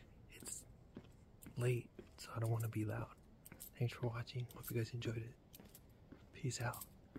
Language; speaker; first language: English; native; English